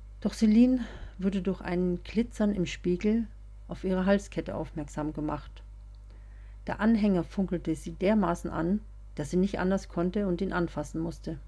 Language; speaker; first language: German; native; German